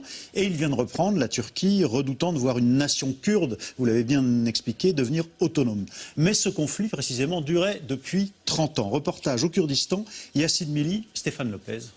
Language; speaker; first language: French; native; French